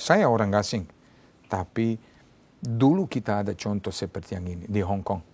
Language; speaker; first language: Indonesian; non-native, fluent; Serbian